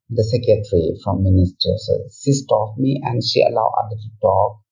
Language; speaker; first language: English; non-native, local second language; Manipuri